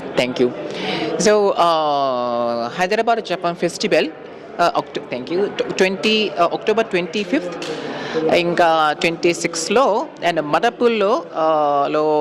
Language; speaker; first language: Telugu; non-native, learner; Japanese